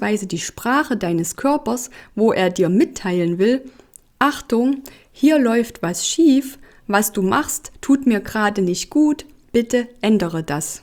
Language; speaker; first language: German; native; German